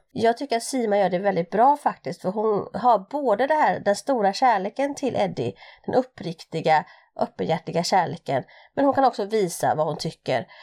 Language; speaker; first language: Swedish; early bilingual, other home language; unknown